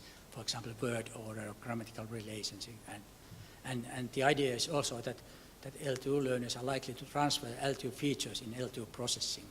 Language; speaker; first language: English; non-native, fluent; Finnish